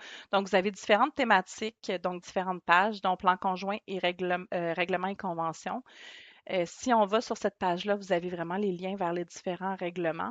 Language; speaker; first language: French; native; French